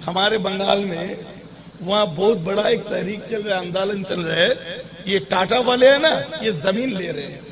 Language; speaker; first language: Hindi; non-native, local second language; Bangla